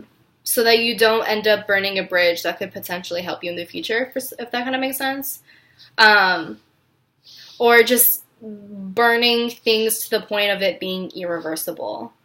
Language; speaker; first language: English; native; English